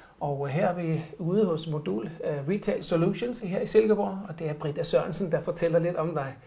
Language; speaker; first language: Danish; native; Danish